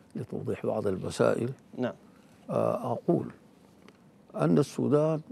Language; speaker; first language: Arabic; native; Arabic